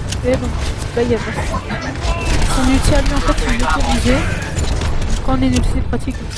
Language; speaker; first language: French; native; French